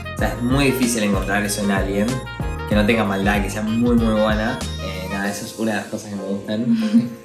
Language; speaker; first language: Spanish; native; Spanish